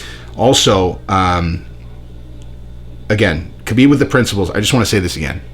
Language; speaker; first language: English; native; English